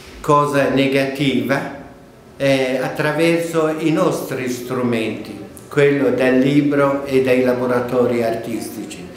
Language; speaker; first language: Italian; non-native, fluent; Kurdish